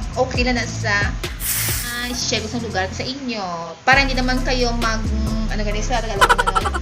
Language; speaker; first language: Filipino; non-native, local second language; Hiligaynon